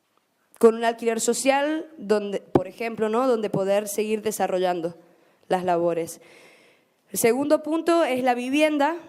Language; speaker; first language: Spanish; native; Spanish